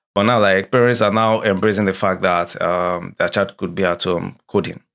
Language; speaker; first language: English; non-native, local second language; Yoruba